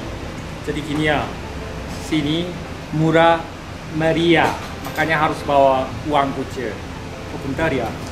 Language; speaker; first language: Indonesian; non-native, learner; Korean